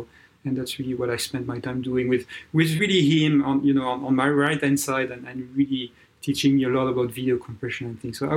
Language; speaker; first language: English; non-native, fluent; French